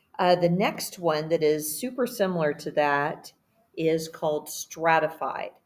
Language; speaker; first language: English; native; English